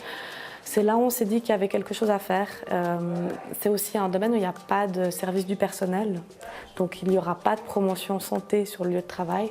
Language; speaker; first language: French; native; French